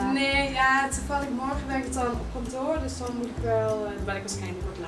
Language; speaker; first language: Dutch; native; Dutch